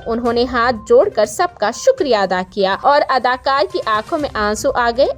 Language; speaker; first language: Urdu; native; Urdu